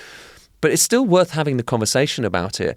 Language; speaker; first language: English; native; English